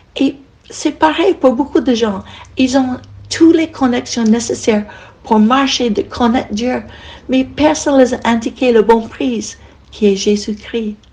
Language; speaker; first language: French; non-native, fluent; English